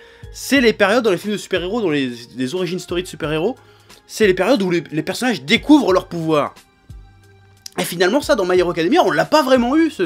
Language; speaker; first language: French; native; French